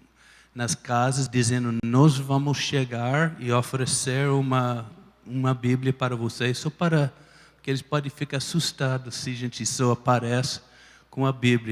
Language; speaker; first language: Portuguese; non-native, fluent; English